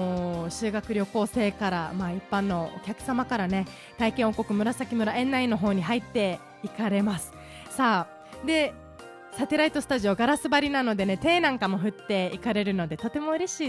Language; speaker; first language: Japanese; native; Japanese